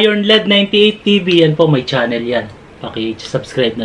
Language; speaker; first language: Filipino; native; Filipino